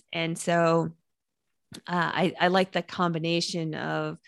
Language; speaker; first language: English; native; English